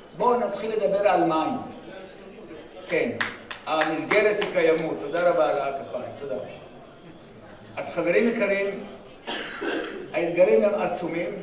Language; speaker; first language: Hebrew; native; Hebrew